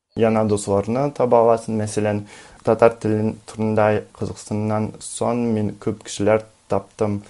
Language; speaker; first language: Tatar; non-native, learner; Russian